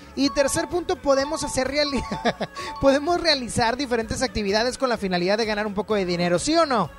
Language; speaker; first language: Spanish; native; Spanish